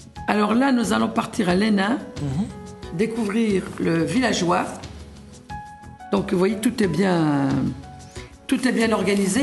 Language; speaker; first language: French; native; French